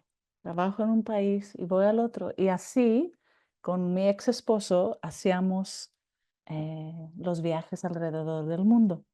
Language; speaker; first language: Spanish; non-native, fluent; Greek